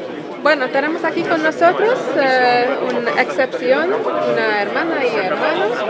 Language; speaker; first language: Spanish; non-native, fluent; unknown